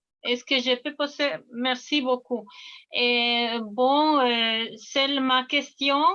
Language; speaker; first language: French; non-native, fluent; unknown